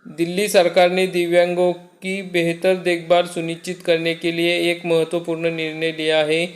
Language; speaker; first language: Hindi; non-native, local second language; Marathi